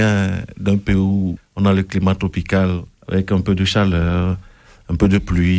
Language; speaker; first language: French; non-native, local second language; Ewe